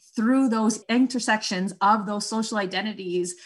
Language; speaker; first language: English; non-native, fluent; Spanish